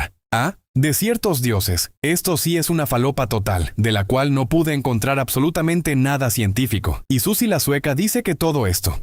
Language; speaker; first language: Spanish; native; Spanish